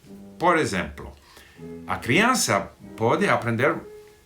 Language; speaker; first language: Portuguese; non-native, fluent; English